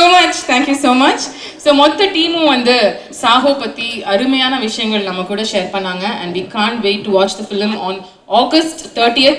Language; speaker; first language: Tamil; native; Tamil